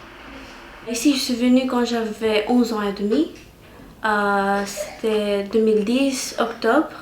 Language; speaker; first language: French; early bilingual, other home language; Bangla